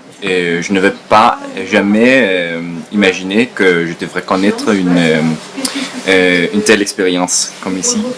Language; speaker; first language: French; non-native, fluent; Danish